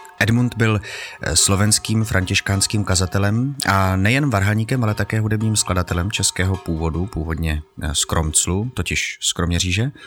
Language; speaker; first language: Czech; native; Czech